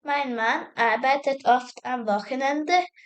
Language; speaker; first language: German; non-native, learner; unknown